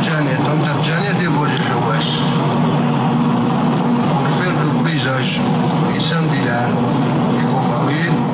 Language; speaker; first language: French; non-native, learner; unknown